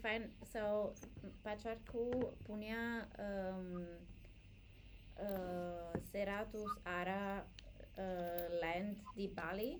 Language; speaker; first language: Indonesian; non-native, learner; English